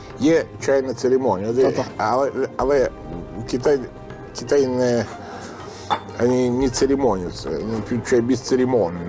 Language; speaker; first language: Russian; non-native, learner; Italian